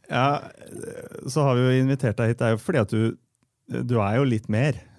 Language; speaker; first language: Norwegian; native; Norwegian